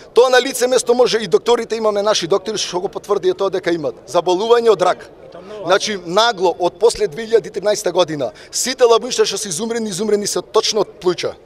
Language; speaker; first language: Macedonian; native; Macedonian